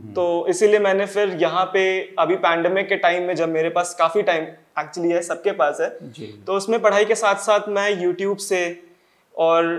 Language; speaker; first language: Hindi; native; Hindi